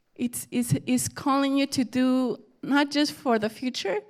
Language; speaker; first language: English; early bilingual, other home language; Spanish